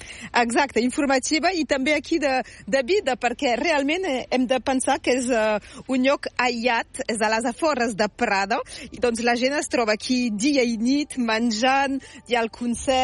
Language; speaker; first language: Catalan; native; Catalan